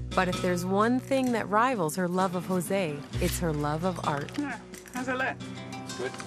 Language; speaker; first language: English; native; English